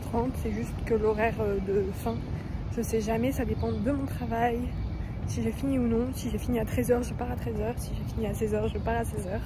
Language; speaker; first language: French; native; French